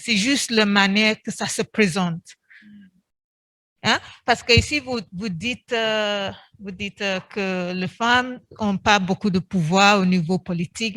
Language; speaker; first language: French; non-native, fluent; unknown